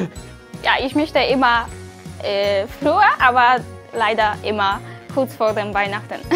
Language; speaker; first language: German; non-native, learner; Polish